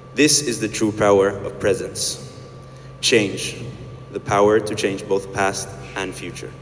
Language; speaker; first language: English; early bilingual, other home language; Spanish